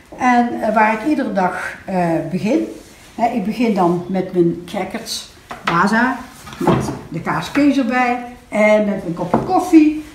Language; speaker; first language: Dutch; native; Dutch